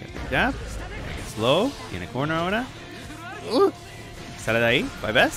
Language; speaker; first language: Spanish; early bilingual, heritage; Spanish